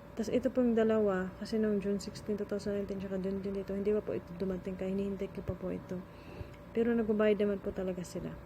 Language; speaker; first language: Filipino; non-native, local second language; Cebuano